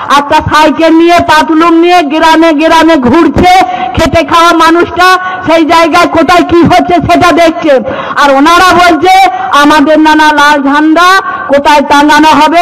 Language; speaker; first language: Bangla; non-native, local second language; Santali